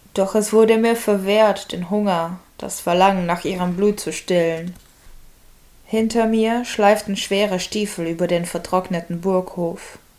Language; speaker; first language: German; non-native, fluent; Czech